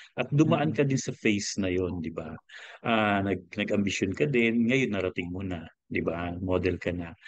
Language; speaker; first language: Filipino; native; Filipino